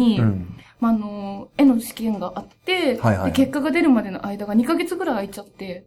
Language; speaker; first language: Japanese; native; Japanese